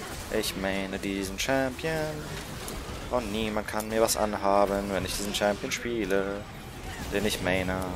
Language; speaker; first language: German; native; German